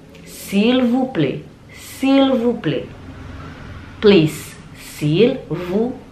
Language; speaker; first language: French; non-native, fluent; Indonesian